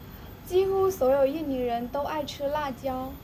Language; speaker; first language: Chinese; native; Chinese